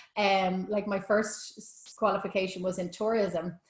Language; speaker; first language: English; native; English